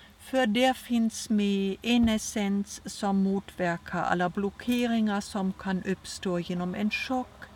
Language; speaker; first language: Swedish; non-native, fluent; German